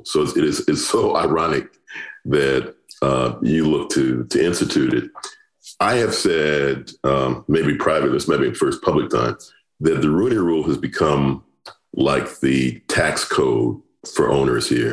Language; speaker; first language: English; native; English